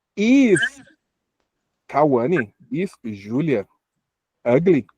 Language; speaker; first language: English; non-native, fluent; Portuguese